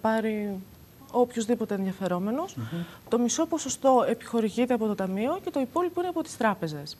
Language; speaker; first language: Greek; native; Greek